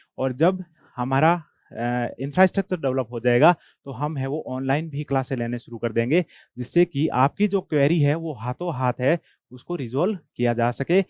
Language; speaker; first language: Hindi; non-native, local second language; Marwari